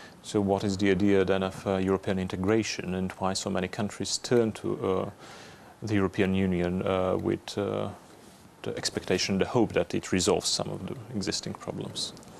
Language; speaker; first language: English; non-native, fluent; Bulgarian